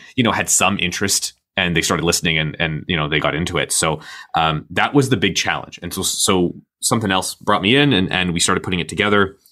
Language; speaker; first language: English; native; English